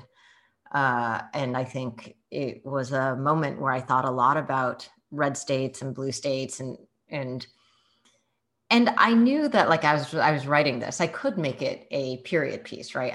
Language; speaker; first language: English; early bilingual, other home language; Chinese